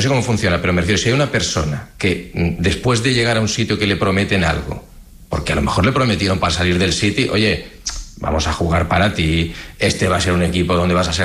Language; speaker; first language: Spanish; native; Spanish